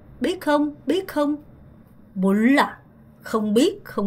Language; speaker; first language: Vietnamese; non-native, fluent; Korean